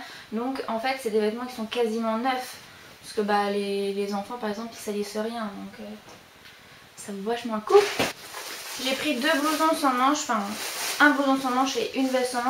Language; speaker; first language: French; native; French